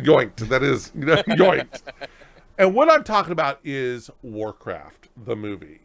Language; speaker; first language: English; native; English